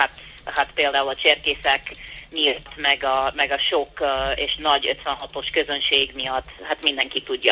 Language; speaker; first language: Hungarian; early bilingual, heritage; Hungarian